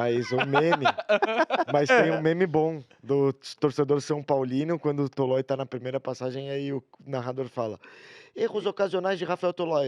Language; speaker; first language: Portuguese; native; Portuguese